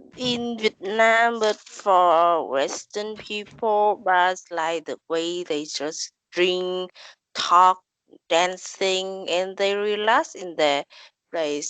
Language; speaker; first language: English; non-native, learner; Vietnamese